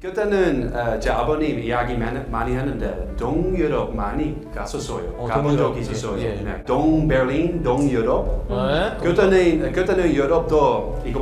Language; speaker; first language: Korean; non-native, learner; Dutch